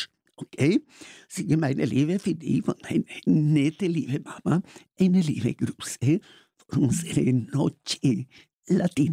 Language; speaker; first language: German; non-native, learner; Spanish